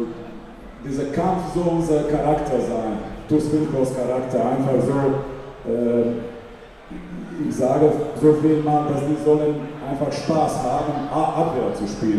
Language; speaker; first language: German; non-native, fluent; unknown